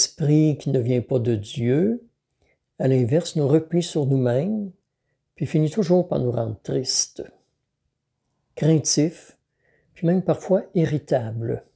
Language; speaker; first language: French; native; French